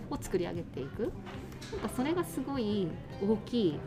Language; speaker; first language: Japanese; early bilingual, heritage; Japanese